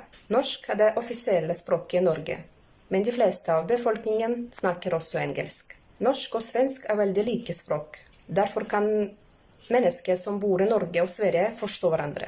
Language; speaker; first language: Norwegian; non-native, fluent; Russian